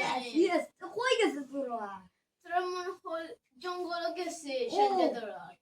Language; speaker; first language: Arabic; non-native, learner; Bangla